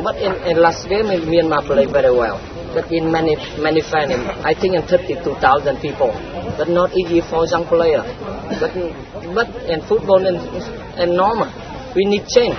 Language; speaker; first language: English; non-native, learner; Vietnamese